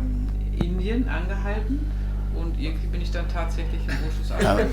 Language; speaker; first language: German; native; German